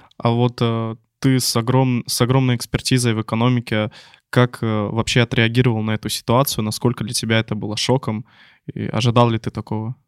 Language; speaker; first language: Russian; native; Russian